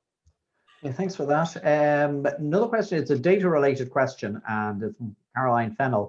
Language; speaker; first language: English; native; English